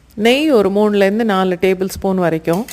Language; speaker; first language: Tamil; native; Tamil